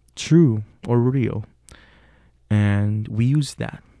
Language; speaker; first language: English; non-native, fluent; Spanish